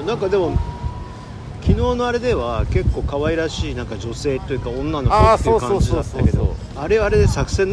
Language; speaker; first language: Japanese; native; Japanese